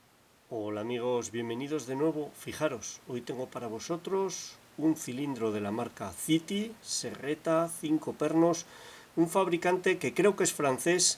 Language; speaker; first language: Spanish; native; Spanish